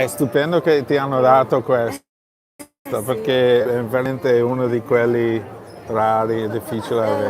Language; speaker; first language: Italian; non-native, fluent; English